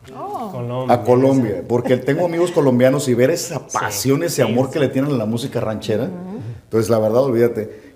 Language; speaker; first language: Spanish; native; Spanish